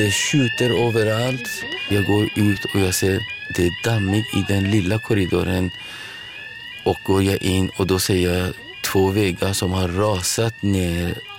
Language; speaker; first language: Swedish; non-native, fluent; Persian